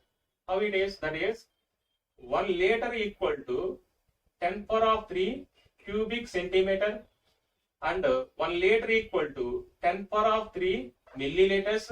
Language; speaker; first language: English; non-native, local second language; Telugu